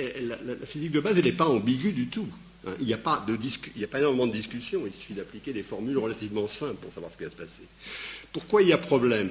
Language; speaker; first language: French; native; French